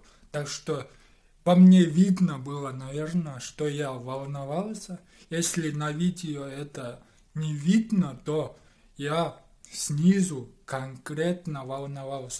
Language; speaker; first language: Russian; non-native, local second language; Kyrgyz